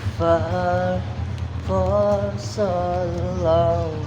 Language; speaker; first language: English; non-native, learner; Indonesian